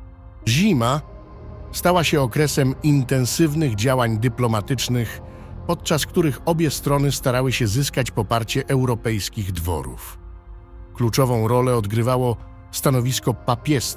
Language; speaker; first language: Polish; native; Polish